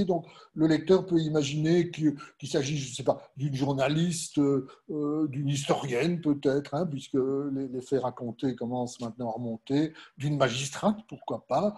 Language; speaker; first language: French; native; French